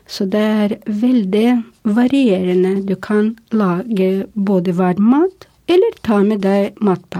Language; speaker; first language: Norwegian; non-native, fluent; Russian